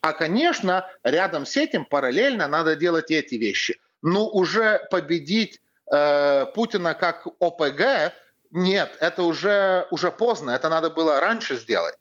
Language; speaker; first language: Russian; non-native, fluent; Lithuanian